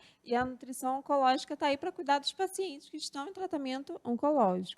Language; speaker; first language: Portuguese; native; Portuguese